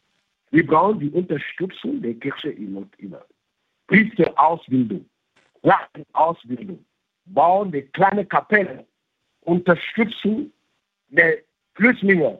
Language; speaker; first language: German; non-native, local second language; French